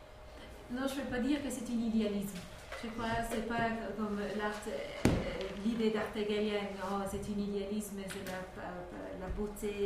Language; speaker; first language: French; non-native, fluent; English